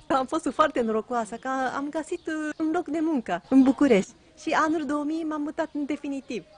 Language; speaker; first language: Romanian; non-native, fluent; Japanese